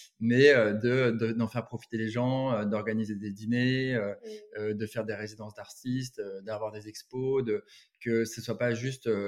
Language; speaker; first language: French; native; French